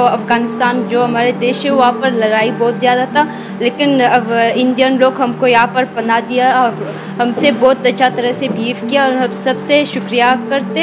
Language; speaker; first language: Hindi; non-native, learner; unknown